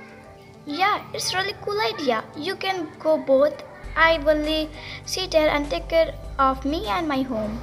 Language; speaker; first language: English; non-native, learner; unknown